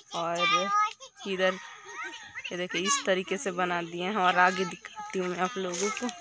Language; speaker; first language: Hindi; native; Hindi